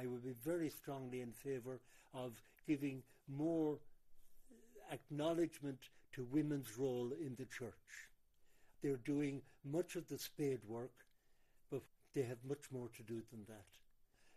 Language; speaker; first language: English; native; English